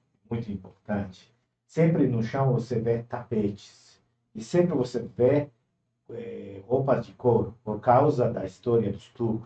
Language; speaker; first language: Portuguese; non-native, fluent; Turkish